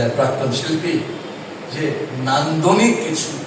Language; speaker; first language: Bangla; non-native, local second language; Chakma